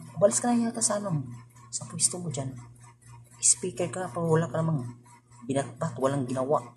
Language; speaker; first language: Filipino; non-native, local second language; Cebuano